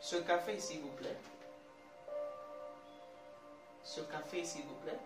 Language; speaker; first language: French; non-native, learner; English